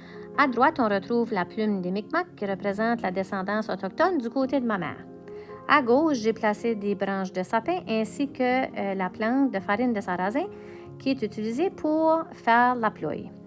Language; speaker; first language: French; native; French